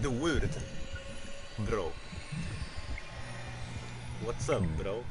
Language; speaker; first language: English; non-native, learner; French